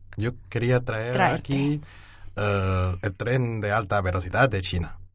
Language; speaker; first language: Spanish; non-native, fluent; Chinese